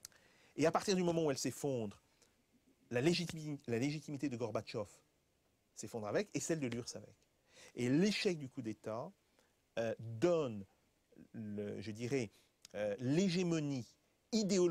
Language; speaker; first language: French; native; French